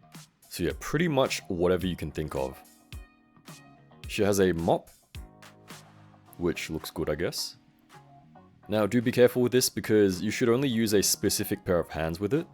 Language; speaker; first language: English; native; English